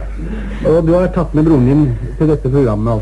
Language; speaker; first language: Norwegian; native; Norwegian